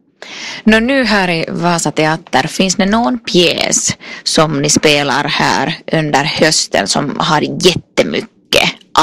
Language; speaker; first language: Swedish; non-native, fluent; Finnish